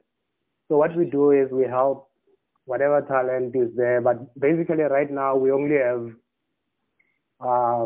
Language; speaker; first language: English; non-native, local second language; Tswana